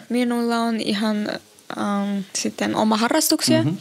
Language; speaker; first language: Finnish; non-native, learner; Uzbek